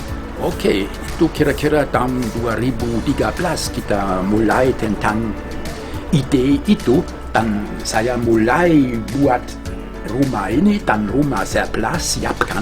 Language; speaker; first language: Indonesian; non-native, fluent; German